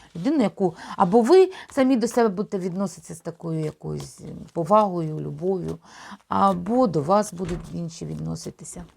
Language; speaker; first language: Ukrainian; non-native, local second language; Russian